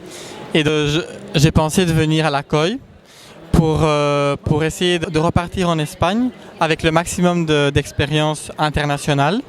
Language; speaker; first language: French; non-native, fluent; Spanish